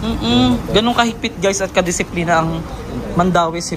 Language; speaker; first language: Filipino; native; Filipino